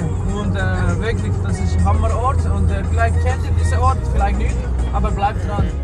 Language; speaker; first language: German; non-native, learner; Tibetan